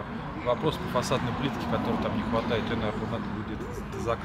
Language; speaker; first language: Russian; native; Russian